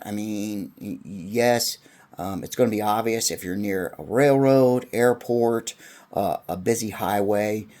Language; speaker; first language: English; native; English